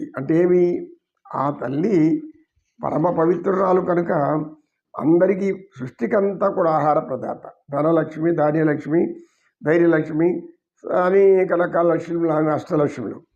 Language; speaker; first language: Telugu; native; Telugu